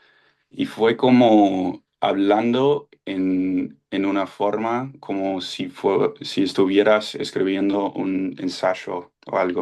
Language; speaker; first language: Spanish; non-native, fluent; English